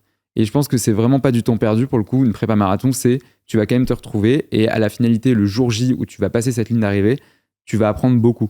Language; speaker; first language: French; native; French